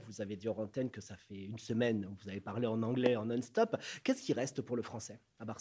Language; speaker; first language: French; native; French